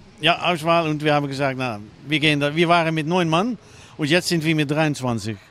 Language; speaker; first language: German; non-native, learner; Dutch